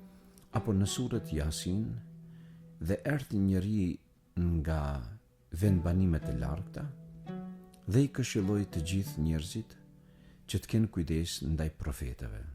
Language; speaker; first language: Albanian; native; Albanian